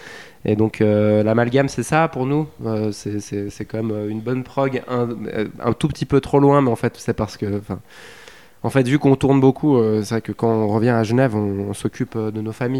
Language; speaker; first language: French; native; French